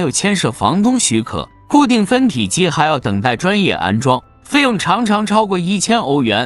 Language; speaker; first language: Chinese; native; Chinese